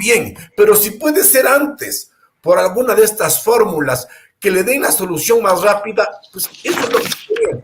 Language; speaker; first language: Spanish; native; Spanish